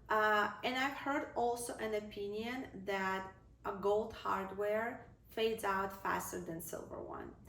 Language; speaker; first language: English; non-native, fluent; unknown